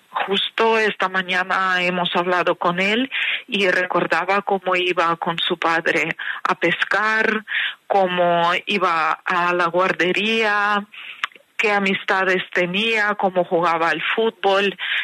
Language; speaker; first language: Spanish; non-native, fluent; Ukrainian